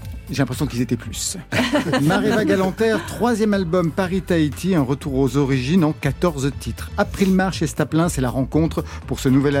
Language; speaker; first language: French; native; French